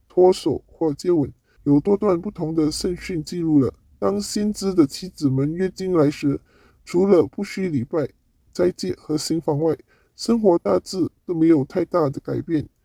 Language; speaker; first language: Chinese; non-native, local second language; Cantonese